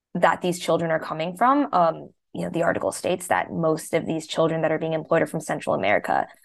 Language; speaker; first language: English; early bilingual, other home language; Hindi